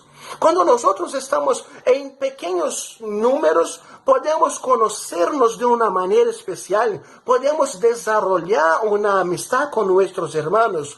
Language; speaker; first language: Spanish; non-native, fluent; Portuguese